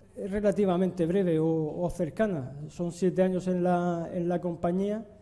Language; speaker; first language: Spanish; native; Spanish